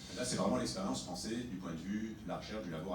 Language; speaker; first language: French; native; French